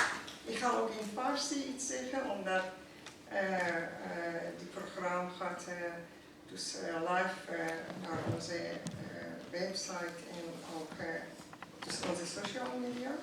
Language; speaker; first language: Dutch; non-native, fluent; Persian